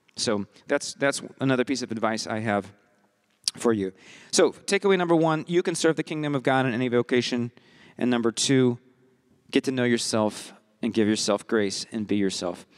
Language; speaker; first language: English; early bilingual, heritage; English